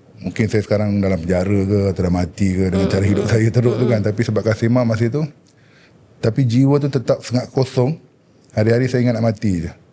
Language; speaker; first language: Malay; non-native, local second language; Tamil